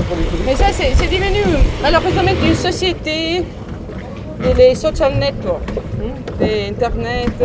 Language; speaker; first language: French; non-native, learner; Italian